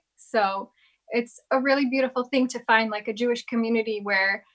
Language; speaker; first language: English; native; English